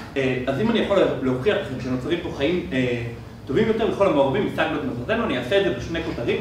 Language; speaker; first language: Hebrew; native; Hebrew